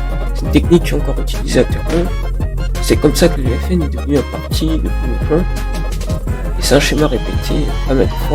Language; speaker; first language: French; native; French